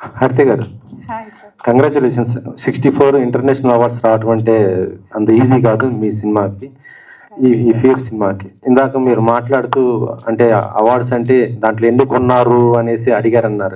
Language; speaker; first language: Telugu; native; Telugu